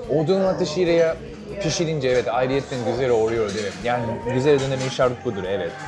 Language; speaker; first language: Turkish; non-native, fluent; Japanese